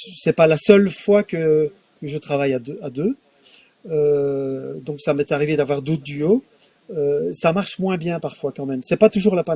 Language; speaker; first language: French; native; French